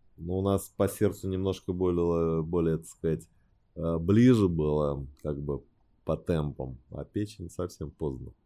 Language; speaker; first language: Russian; early bilingual, other home language; Chinese